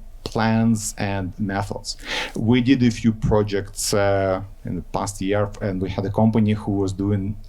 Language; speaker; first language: English; non-native, fluent; Ukrainian